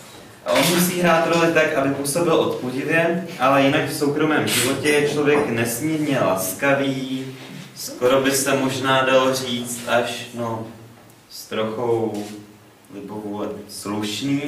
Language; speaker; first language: Czech; native; Czech